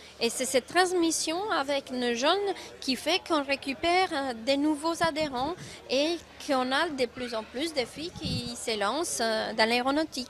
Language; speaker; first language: French; non-native, fluent; Spanish